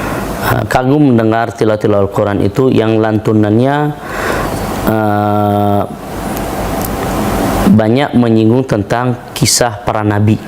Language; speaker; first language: Indonesian; non-native, local second language; Nias